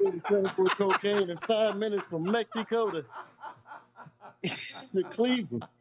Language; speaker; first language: English; native; English